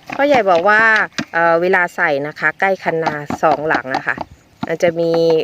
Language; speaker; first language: Thai; non-native, local second language; Northeastern Thai